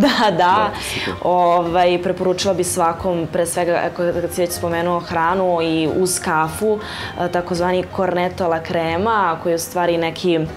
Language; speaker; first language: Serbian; early bilingual, heritage; Serbian